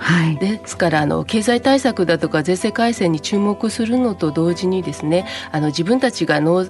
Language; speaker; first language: Japanese; native; Japanese